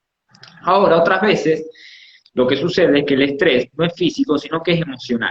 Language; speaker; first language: Spanish; native; Spanish